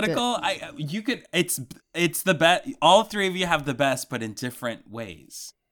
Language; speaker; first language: English; early bilingual, other home language; Spanish